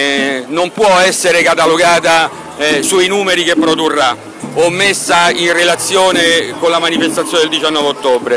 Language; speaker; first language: Italian; native; Italian